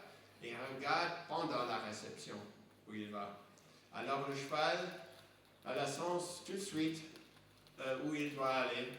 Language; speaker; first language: French; non-native, fluent; English